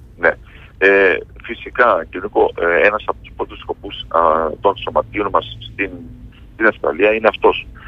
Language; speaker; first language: Greek; early bilingual, heritage; Greek